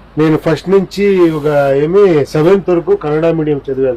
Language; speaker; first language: Telugu; non-native, learner; Kannada